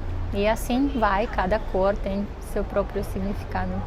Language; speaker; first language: Portuguese; non-native, fluent; Russian